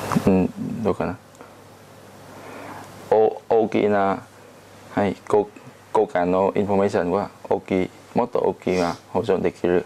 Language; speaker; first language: Japanese; non-native, learner; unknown